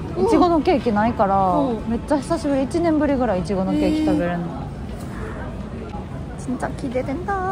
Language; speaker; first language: Japanese; non-native, fluent; Korean